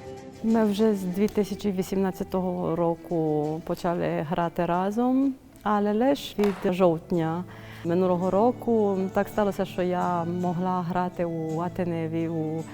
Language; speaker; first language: Ukrainian; early bilingual, heritage; Ukrainian